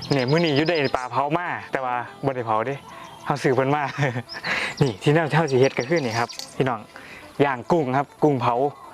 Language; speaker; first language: Thai; native; Thai